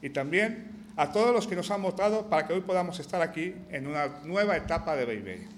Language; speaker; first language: Spanish; non-native, local second language; Catalan